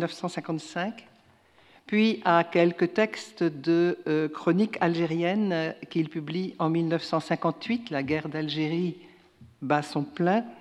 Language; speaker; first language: French; native; French